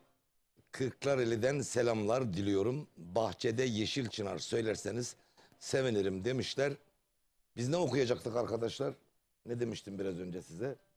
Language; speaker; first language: Turkish; native; Turkish